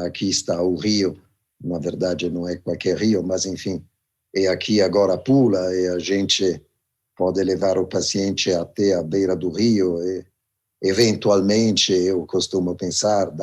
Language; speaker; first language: Portuguese; non-native, fluent; Italian